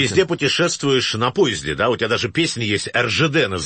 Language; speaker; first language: Russian; native; Russian